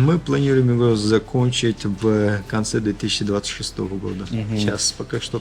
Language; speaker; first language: Russian; non-native, learner; Turkish